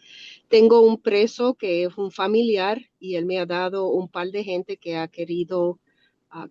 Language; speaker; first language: Spanish; early bilingual, other home language; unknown